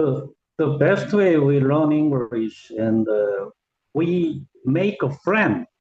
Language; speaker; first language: English; non-native, learner; Korean